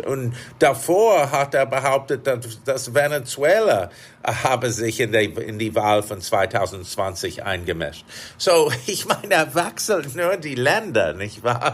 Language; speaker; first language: German; non-native, fluent; English